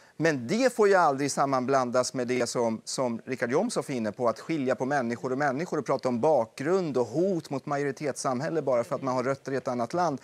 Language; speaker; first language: Swedish; early bilingual, other home language; Persian